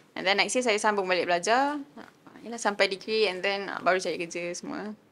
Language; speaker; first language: Malay; native; Malay